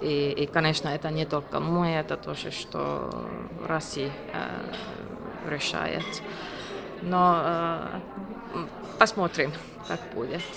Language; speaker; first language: Russian; non-native, learner; Finnish